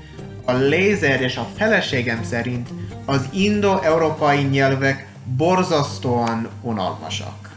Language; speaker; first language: Hungarian; non-native, learner; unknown